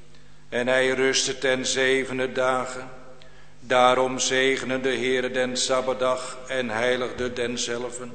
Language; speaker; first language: Dutch; native; Dutch